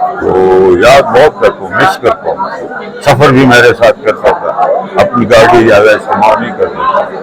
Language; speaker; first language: Urdu; non-native, local second language; Pashto